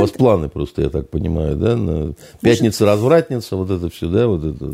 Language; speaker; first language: Russian; native; Russian